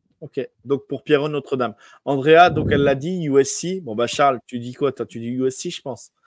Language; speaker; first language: French; native; French